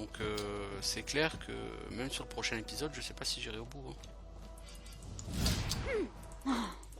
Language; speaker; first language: French; native; French